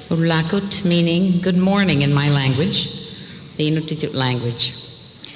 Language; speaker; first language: English; early bilingual, other home language; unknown